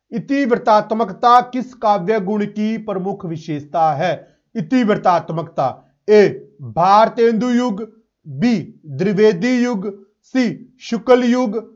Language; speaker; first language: Hindi; non-native, local second language; Punjabi